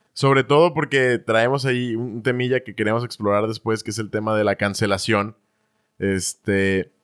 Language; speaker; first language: Spanish; native; Spanish